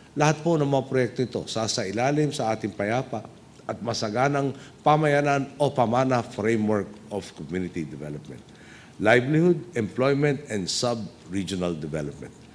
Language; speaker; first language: Filipino; native; Filipino